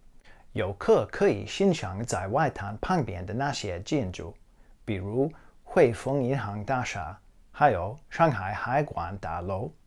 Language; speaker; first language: Chinese; non-native, fluent; English